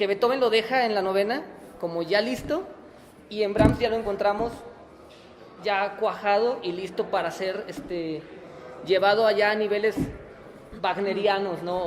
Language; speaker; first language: Spanish; native; Spanish